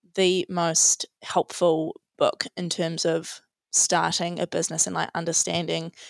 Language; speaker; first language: English; native; English